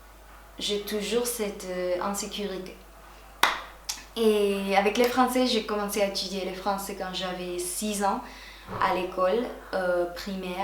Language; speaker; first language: French; non-native, fluent; Spanish